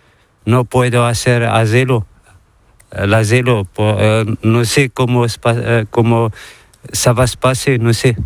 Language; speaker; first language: Spanish; non-native, learner; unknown